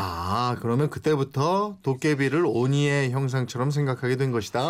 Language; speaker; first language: Korean; native; Korean